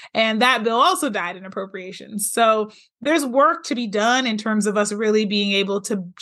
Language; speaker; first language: English; native; English